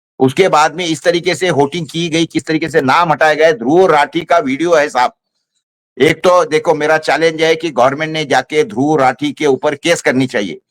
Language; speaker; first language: Hindi; non-native, local second language; Marathi